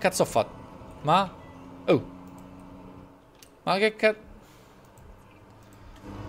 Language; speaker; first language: Italian; native; Italian